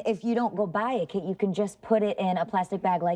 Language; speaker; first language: English; native; English